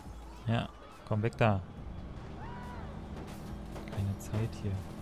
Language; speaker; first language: German; native; German